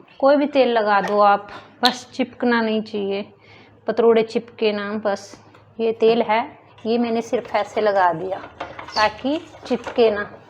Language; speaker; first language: Hindi; non-native, local second language; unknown